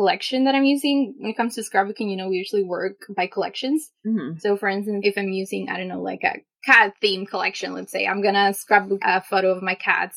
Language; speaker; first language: English; non-native, fluent; Spanish